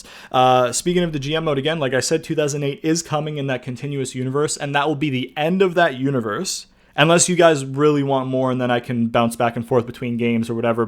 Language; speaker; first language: English; native; English